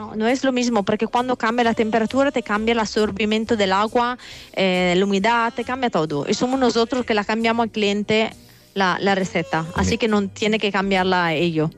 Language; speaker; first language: Spanish; non-native, fluent; Italian